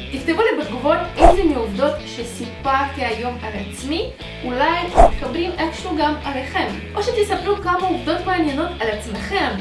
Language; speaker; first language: Hebrew; non-native, fluent; Russian